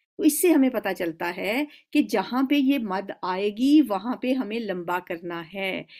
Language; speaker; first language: Urdu; native; Urdu